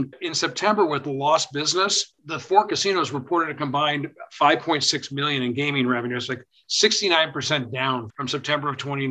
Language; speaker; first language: English; native; English